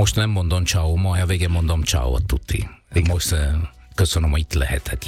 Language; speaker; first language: Hungarian; non-native, learner; Italian